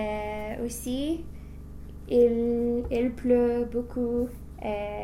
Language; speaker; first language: French; non-native, learner; English